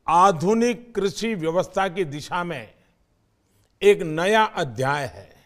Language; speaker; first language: Hindi; non-native, local second language; Gujarati